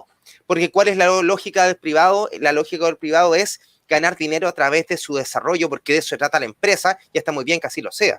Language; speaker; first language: Spanish; native; Spanish